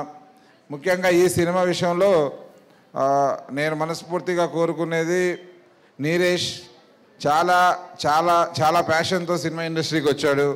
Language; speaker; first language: Telugu; native; Telugu